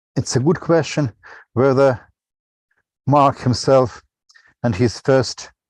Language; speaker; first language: English; non-native, fluent; Russian